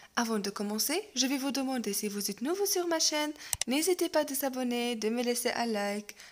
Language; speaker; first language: French; non-native, local second language; Arabic